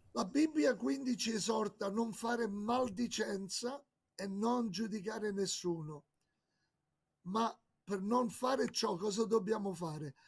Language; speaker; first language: Italian; native; Italian